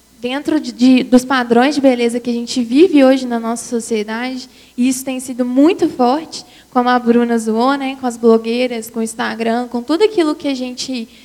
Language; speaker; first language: Portuguese; native; Portuguese